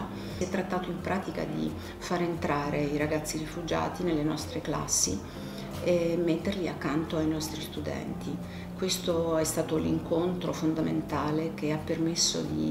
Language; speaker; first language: Italian; native; Italian